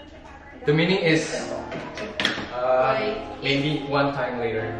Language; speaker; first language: English; non-native, fluent; Indonesian